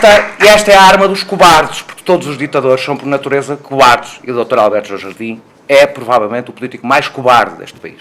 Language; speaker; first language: Portuguese; native; Portuguese